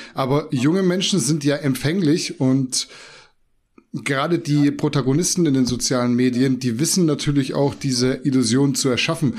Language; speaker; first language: German; native; German